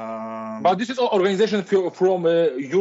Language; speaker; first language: English; non-native, learner; Polish